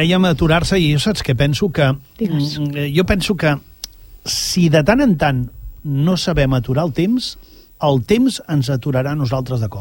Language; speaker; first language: Catalan; native; Catalan